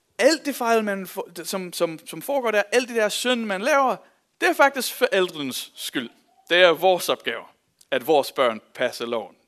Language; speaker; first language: Danish; non-native, fluent; English